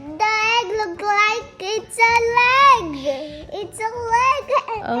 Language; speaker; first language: English; non-native, learner; Hindi